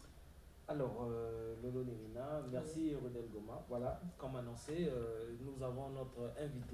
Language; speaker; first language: French; non-native, local second language; Lingala